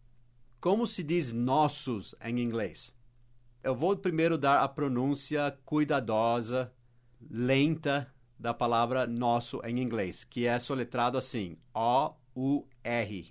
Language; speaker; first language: Portuguese; non-native, fluent; English